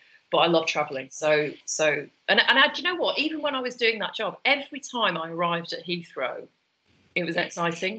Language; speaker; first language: English; native; English